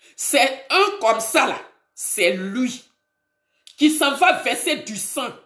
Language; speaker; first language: French; non-native, local second language; Baoulé